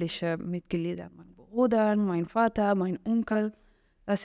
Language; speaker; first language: German; non-native, learner; Persian